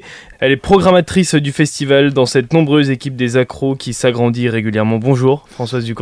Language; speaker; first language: French; native; French